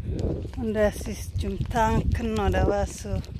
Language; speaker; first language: German; non-native, learner; Indonesian